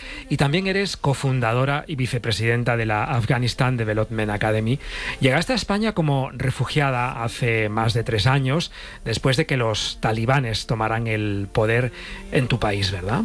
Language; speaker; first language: Spanish; native; Spanish